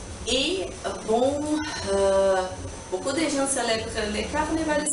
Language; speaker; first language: French; non-native, learner; Portuguese